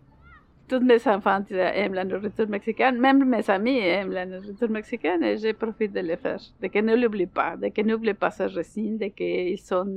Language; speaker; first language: French; non-native, learner; Spanish